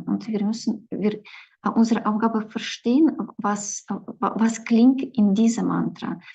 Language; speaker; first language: German; non-native, fluent; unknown